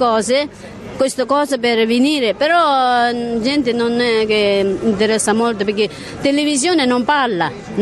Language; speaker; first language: Italian; non-native, learner; Tibetan